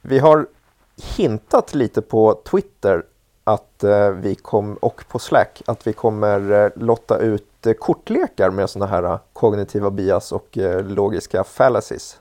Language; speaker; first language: Swedish; native; Swedish